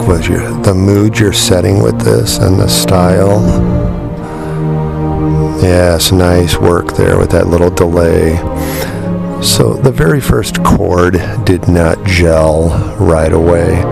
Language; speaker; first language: English; native; English